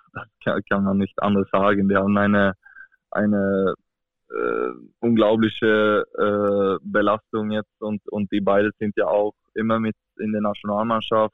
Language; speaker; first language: German; non-native, fluent; Swedish